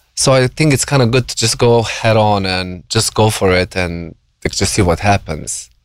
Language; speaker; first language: English; non-native, fluent; Slovenian